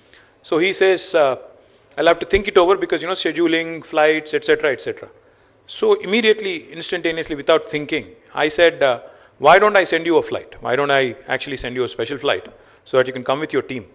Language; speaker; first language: English; non-native, local second language; Telugu